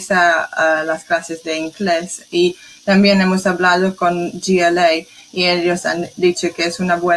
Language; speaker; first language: Spanish; non-native, fluent; English